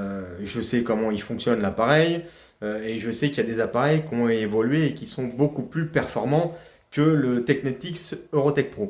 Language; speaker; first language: French; native; French